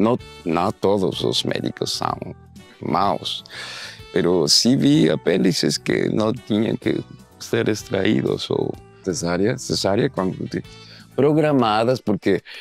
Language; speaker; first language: Portuguese; non-native, learner; Spanish